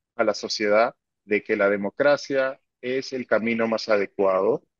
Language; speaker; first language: Spanish; native; Spanish